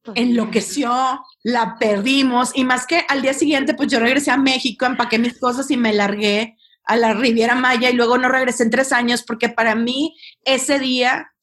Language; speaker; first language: Spanish; native; Spanish